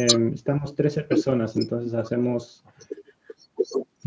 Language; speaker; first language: Spanish; native; Spanish